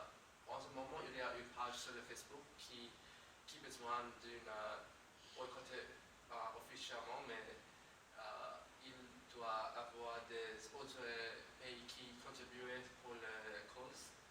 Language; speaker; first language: French; non-native, learner; English